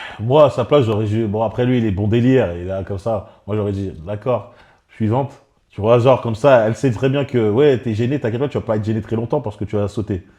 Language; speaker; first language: French; native; French